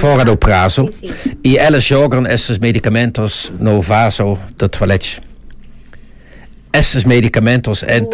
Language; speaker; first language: Portuguese; non-native, fluent; Dutch